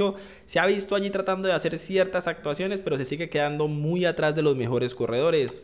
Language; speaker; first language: Spanish; native; Spanish